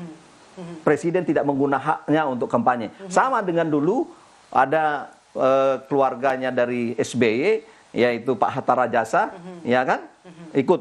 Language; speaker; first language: Indonesian; native; Indonesian